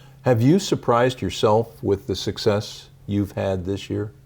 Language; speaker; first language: English; native; English